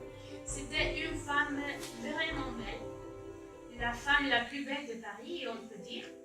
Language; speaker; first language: French; non-native, learner; Spanish